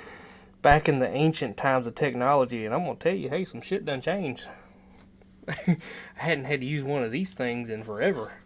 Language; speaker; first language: English; native; English